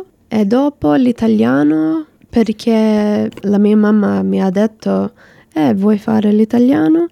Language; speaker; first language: Italian; non-native, learner; English